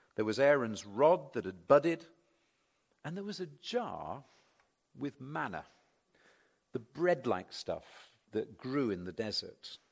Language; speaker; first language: English; native; English